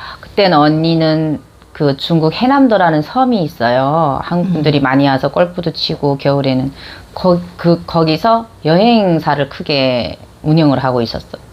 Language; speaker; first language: Korean; native; Korean